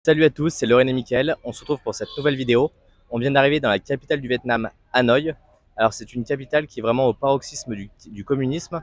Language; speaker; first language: French; native; French